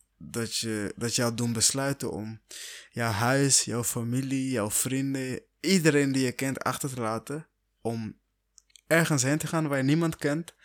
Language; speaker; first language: Dutch; non-native, fluent; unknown